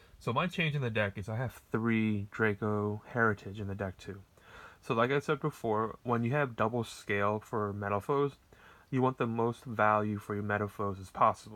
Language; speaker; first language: English; native; English